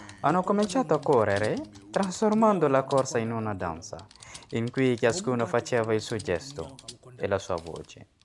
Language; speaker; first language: Italian; non-native, learner; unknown